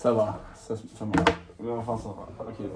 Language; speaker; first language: French; non-native, learner; Swedish